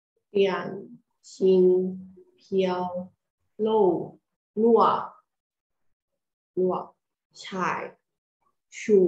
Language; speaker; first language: Chinese; non-native, learner; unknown